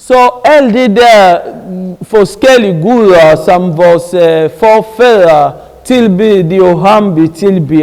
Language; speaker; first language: Danish; non-native, learner; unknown